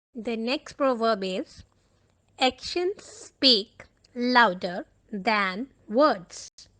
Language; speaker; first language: English; non-native, local second language; Punjabi